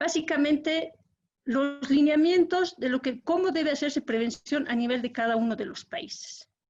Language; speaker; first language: Spanish; native; Spanish